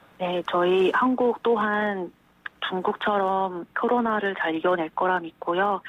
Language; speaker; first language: Korean; non-native, fluent; Chinese